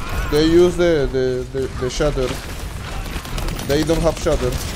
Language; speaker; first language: English; non-native, learner; Spanish